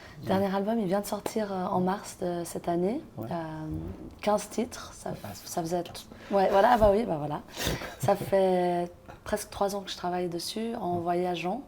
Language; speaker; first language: French; native; French